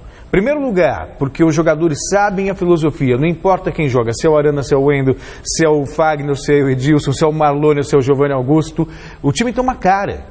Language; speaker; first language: Portuguese; native; Portuguese